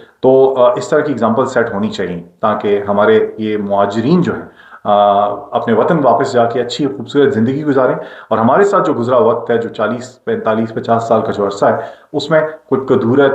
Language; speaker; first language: Urdu; non-native, local second language; Northern Hindko